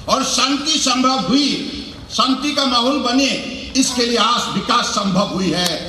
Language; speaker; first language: Hindi; non-native, local second language; Assamese